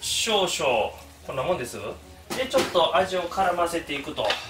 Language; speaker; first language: Japanese; native; Japanese